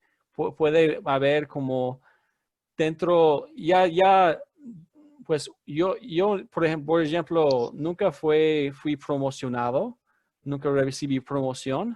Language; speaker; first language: Spanish; non-native, fluent; English